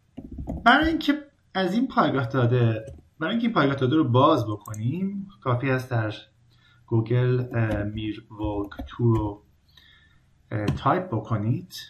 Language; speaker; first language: Persian; native; Persian